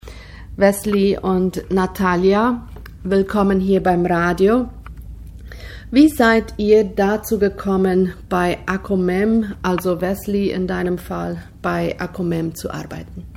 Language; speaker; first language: German; native; German